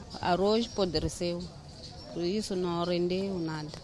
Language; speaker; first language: Portuguese; non-native, local second language; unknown